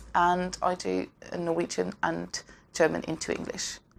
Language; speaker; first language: English; non-native, fluent; Norwegian